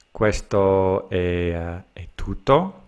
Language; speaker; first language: Italian; non-native, learner; English